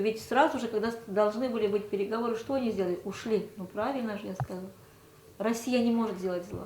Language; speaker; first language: Russian; native; Russian